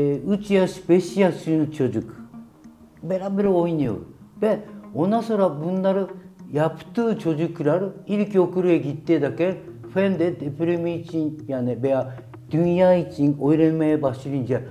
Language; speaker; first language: Turkish; non-native, fluent; Japanese